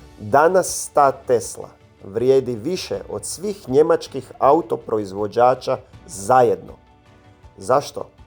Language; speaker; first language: Croatian; native; Croatian